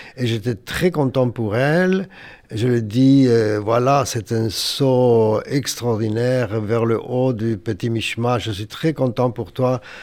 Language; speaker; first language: French; non-native, fluent; Yiddish